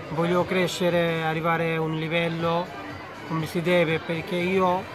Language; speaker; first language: Italian; non-native, fluent; Bangla